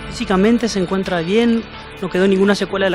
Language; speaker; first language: Spanish; native; Spanish